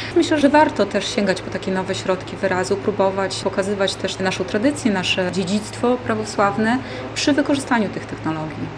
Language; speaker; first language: Polish; native; Polish